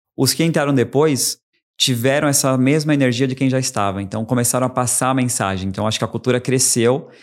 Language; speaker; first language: Portuguese; native; Portuguese